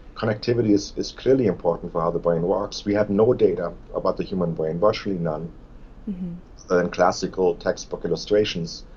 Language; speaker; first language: English; non-native, fluent; German